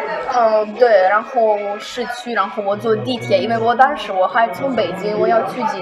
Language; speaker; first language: Chinese; non-native, fluent; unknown